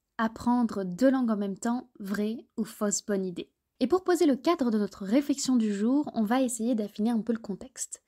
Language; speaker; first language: French; native; French